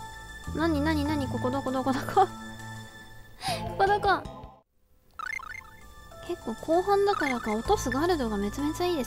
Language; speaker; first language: Japanese; native; Japanese